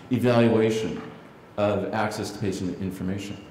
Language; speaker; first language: English; native; English